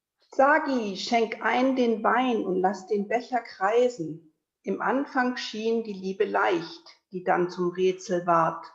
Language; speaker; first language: German; native; German